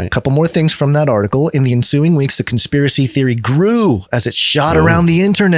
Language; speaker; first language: English; native; English